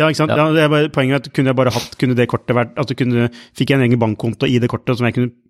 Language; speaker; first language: Norwegian; native; Norwegian